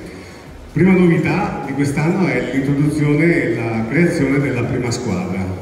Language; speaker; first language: Italian; native; Italian